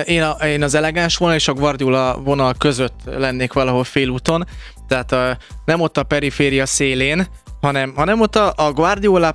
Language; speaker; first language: Hungarian; native; Hungarian